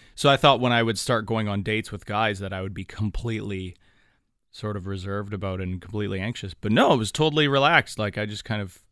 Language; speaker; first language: English; native; English